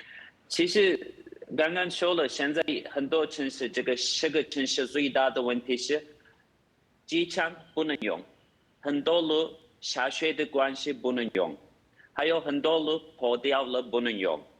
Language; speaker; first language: Chinese; non-native, fluent; Turkish